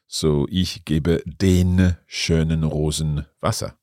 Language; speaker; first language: German; non-native, learner; English